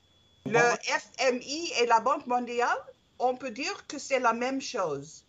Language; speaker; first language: French; non-native, learner; English